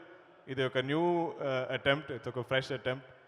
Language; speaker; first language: Telugu; non-native, learner; Malayalam